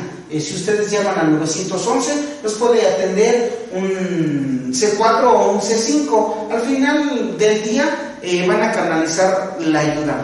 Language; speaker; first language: Spanish; native; Spanish